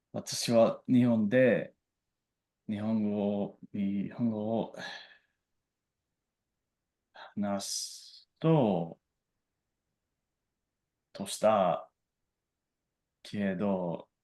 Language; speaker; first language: Japanese; non-native, learner; English